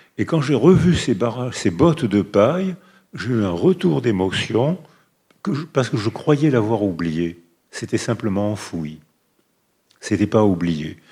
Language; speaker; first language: French; native; French